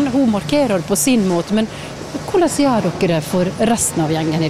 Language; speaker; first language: Norwegian; native; Norwegian